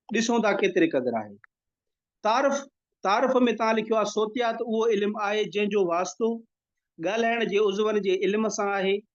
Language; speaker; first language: Sindhi; native; Sindhi